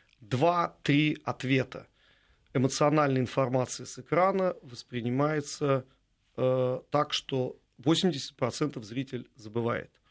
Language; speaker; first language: Russian; native; Russian